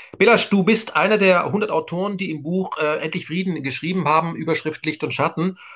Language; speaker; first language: German; native; German